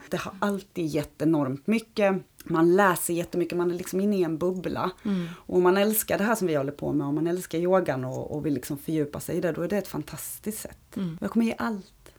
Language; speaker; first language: Swedish; early bilingual, other home language; Romanian